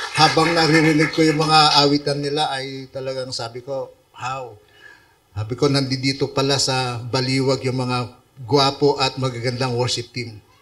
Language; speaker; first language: Filipino; non-native, local second language; Iloko